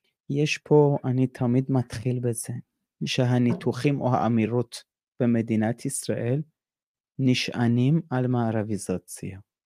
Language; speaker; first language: Hebrew; non-native, fluent; Persian